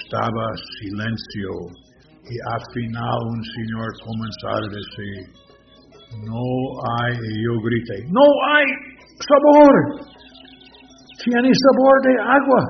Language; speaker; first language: Spanish; non-native, learner; English